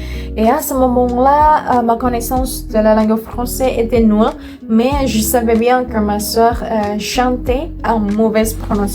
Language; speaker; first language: French; non-native, learner; Indonesian